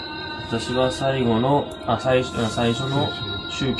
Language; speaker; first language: Japanese; non-native, fluent; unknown